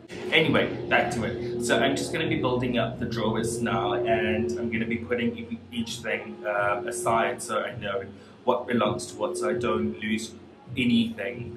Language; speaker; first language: English; native; English